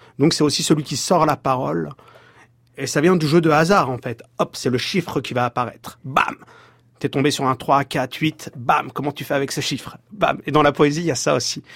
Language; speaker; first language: French; native; French